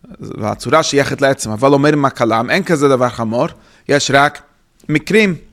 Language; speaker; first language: Hebrew; non-native, fluent; English